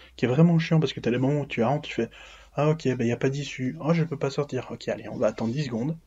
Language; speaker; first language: French; native; French